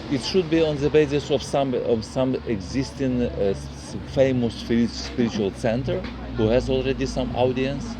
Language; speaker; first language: English; non-native, learner; Russian